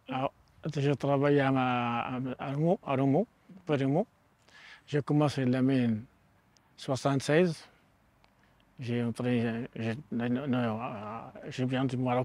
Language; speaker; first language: French; non-native, learner; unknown